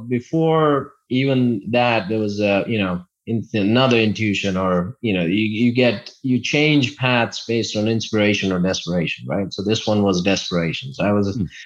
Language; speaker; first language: English; non-native, local second language; Gujarati